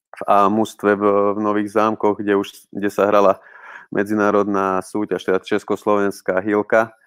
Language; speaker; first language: Slovak; non-native, local second language; Hungarian